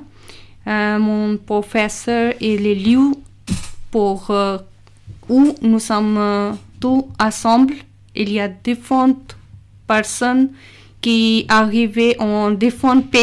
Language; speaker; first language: French; non-native, learner; Urdu